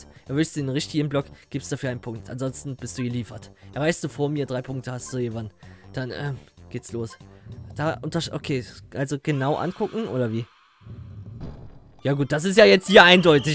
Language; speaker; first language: German; native; German